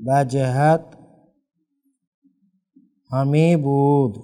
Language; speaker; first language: Persian; non-native, fluent; Urdu